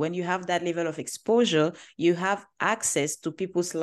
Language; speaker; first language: English; non-native, local second language; French